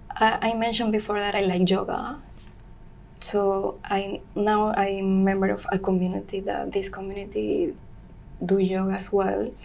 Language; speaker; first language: English; non-native, learner; Spanish